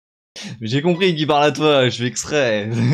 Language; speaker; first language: French; native; French